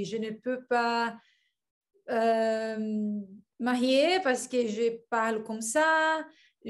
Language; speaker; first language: French; non-native, learner; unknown